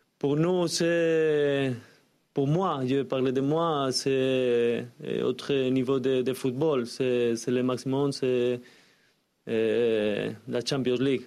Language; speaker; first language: French; non-native, learner; Spanish